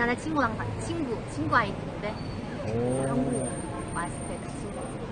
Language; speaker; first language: Korean; non-native, fluent; Chinese